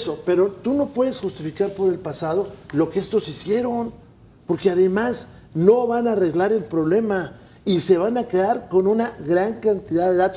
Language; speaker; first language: Spanish; native; Spanish